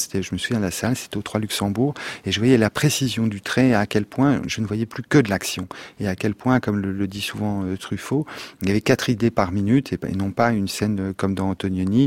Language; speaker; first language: French; native; French